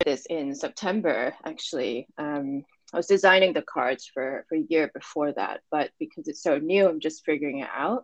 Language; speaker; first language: English; non-native, local second language; Cantonese